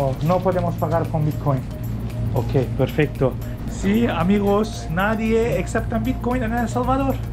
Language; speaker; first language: Spanish; non-native, learner; Turkish